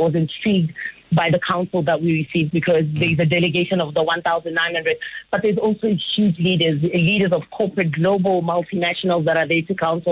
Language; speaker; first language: English; non-native, local second language; Northern Sotho